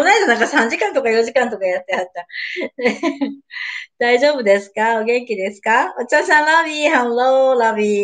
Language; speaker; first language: Japanese; native; Japanese